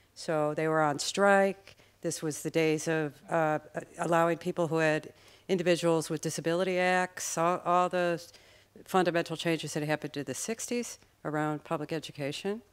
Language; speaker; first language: English; native; English